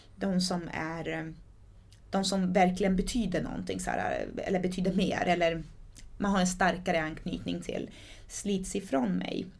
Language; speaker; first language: Swedish; early bilingual, other home language; Portuguese